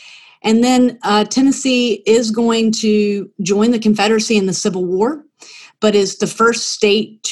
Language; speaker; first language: English; native; English